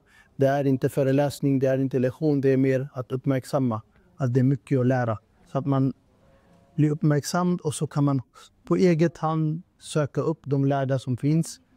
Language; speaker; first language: Swedish; non-native, fluent; Urdu